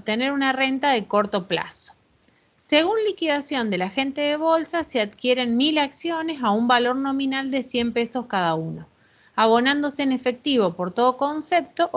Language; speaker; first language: Spanish; native; Spanish